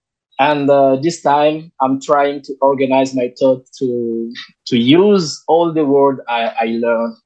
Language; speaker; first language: English; non-native, learner; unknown